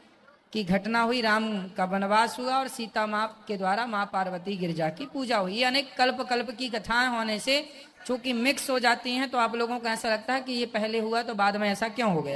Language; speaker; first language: Hindi; native; Hindi